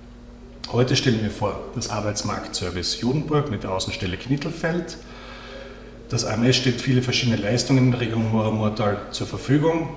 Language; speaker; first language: German; native; German